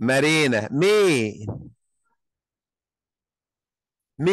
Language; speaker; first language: Arabic; native; Arabic